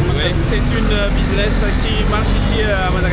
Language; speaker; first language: French; non-native, local second language; Malagasy